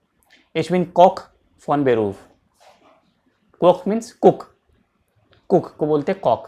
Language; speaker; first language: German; non-native, fluent; Hindi